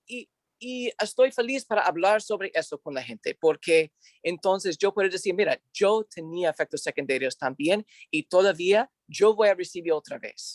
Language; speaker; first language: Spanish; non-native, learner; English